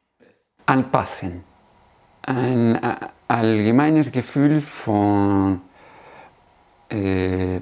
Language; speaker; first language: German; non-native, fluent; Spanish